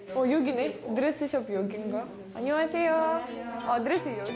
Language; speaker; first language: Korean; non-native, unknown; Russian